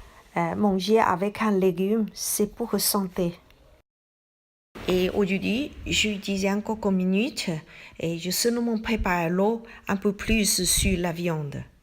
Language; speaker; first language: French; non-native, learner; Chinese